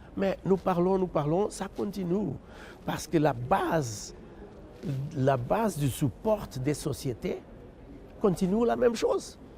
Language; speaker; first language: French; non-native, fluent; Portuguese